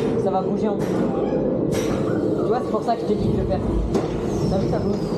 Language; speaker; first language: French; native; French